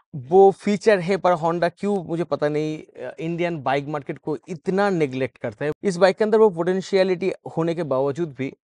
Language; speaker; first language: Hindi; non-native, local second language; Bangla